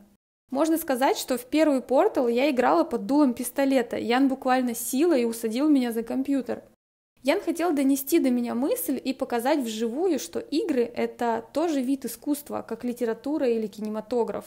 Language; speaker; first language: Russian; native; Russian